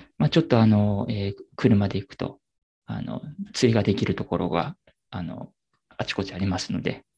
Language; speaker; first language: Japanese; native; Japanese